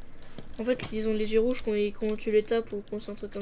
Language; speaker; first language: French; native; French